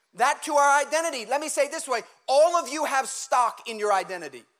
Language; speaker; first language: English; early bilingual, other home language; German